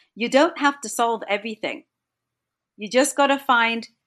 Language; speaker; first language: English; native; English